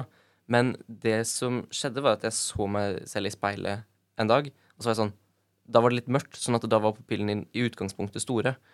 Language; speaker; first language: Norwegian; native; Norwegian